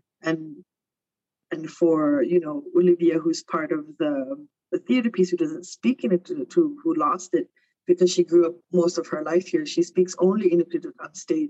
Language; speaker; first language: English; early bilingual, other home language; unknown